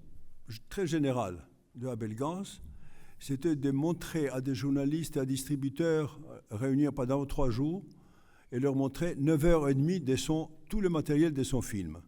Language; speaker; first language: French; non-native, fluent; Greek